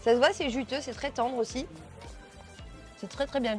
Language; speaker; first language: French; native; French